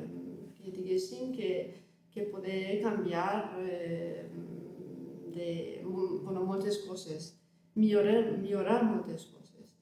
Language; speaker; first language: Catalan; non-native, learner; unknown